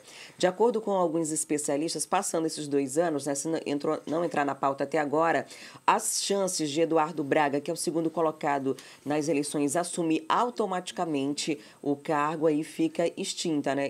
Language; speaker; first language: Portuguese; native; Portuguese